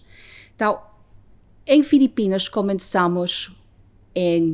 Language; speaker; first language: Portuguese; non-native, fluent; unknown